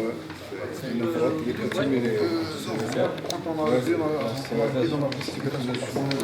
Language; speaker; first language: French; non-native, local second language; Arabic